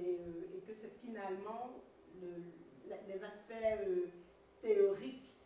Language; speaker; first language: French; native; French